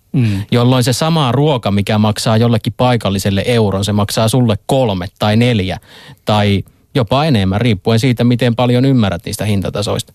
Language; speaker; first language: Finnish; native; Finnish